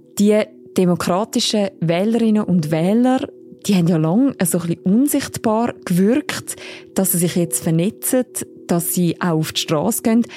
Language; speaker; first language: German; native; German